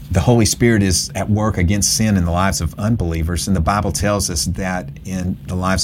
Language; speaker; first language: English; native; English